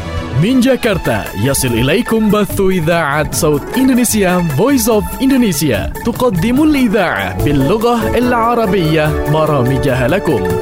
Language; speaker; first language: Arabic; non-native, fluent; Indonesian